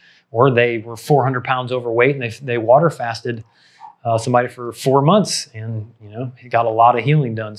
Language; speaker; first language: English; native; English